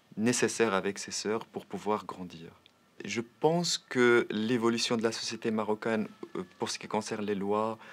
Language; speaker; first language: French; non-native, local second language; Arabic